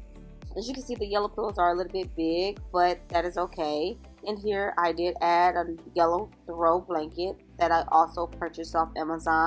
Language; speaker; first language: English; native; English